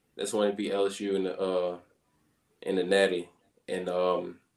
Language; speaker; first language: English; native; English